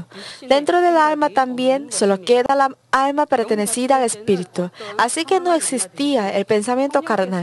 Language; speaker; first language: Spanish; non-native, learner; Korean